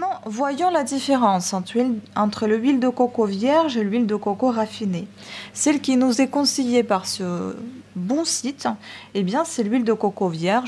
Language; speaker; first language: French; non-native, fluent; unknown